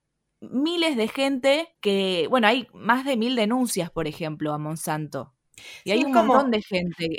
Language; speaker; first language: Spanish; native; Spanish